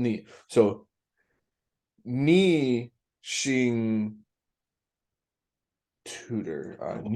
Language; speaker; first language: Chinese; non-native, learner; English